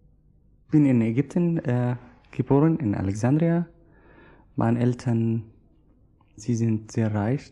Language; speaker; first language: German; non-native, learner; Arabic